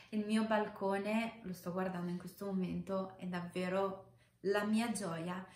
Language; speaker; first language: Italian; non-native, fluent; Romanian